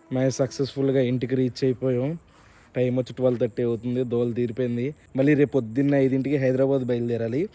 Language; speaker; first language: Telugu; native; Telugu